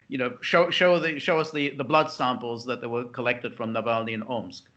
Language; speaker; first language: English; native; English